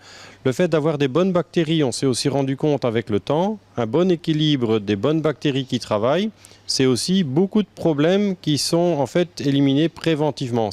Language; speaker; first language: French; native; French